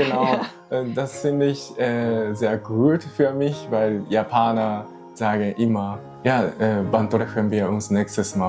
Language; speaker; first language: German; non-native, learner; Japanese